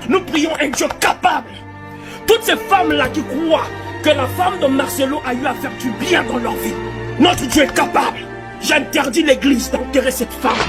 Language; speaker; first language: French; non-native, local second language; Lingala